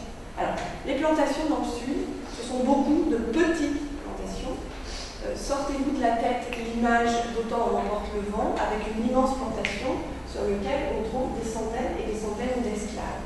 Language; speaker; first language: French; native; French